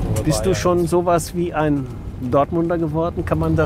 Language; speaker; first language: German; native; German